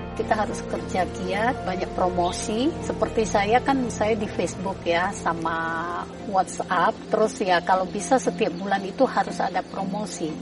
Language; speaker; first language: Indonesian; native; Indonesian